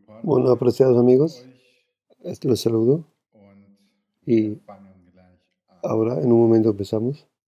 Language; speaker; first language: Spanish; non-native, fluent; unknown